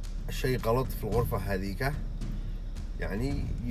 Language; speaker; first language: Arabic; early bilingual, heritage; Arabic